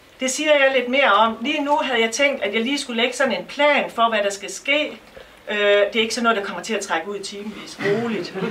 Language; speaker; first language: Danish; native; Danish